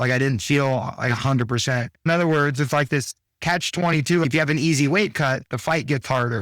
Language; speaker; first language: English; native; English